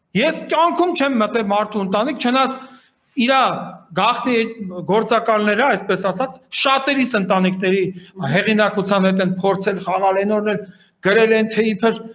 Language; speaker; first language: Armenian; native; Armenian